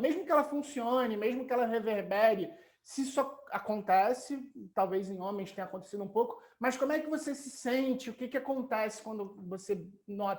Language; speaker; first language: Portuguese; native; Portuguese